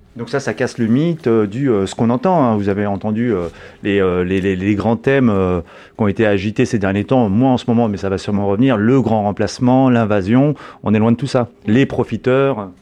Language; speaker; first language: French; native; French